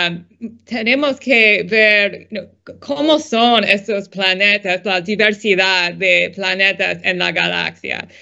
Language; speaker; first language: Spanish; non-native, fluent; English